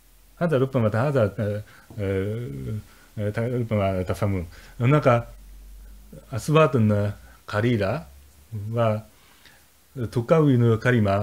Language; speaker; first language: Arabic; non-native, fluent; Japanese